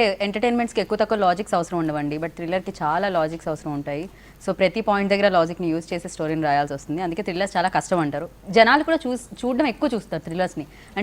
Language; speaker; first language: Telugu; native; Telugu